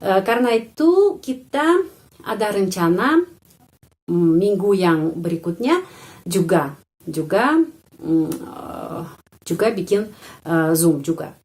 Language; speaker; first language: Indonesian; non-native, fluent; Russian